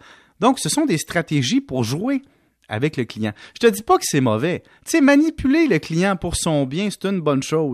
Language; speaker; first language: French; native; French